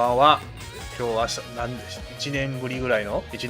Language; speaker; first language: Japanese; native; Japanese